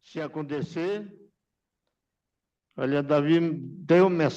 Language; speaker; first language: Portuguese; non-native, local second language; Yanomámi